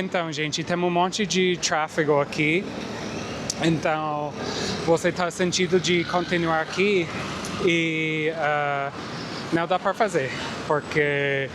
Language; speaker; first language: Portuguese; non-native, fluent; English